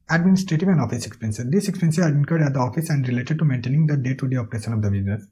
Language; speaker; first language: English; non-native, local second language; Nepali